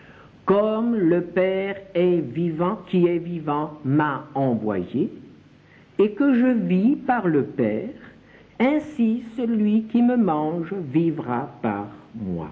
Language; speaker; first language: French; native; French